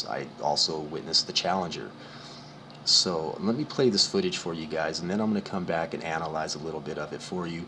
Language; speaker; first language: English; native; English